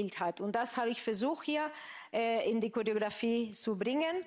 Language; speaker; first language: German; non-native, fluent; Spanish